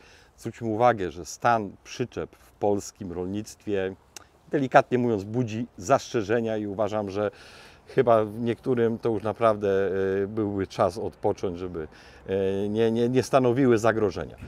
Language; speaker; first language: Polish; native; Polish